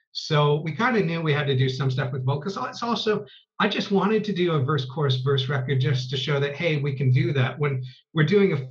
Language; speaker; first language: English; native; English